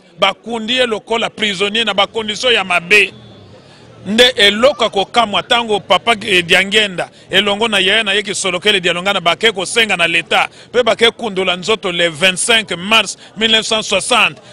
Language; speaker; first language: Lingala; native; Lingala